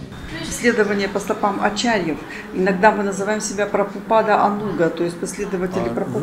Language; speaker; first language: Russian; native; Russian